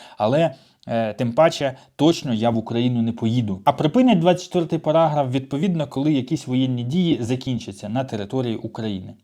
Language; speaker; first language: Ukrainian; non-native, local second language; Russian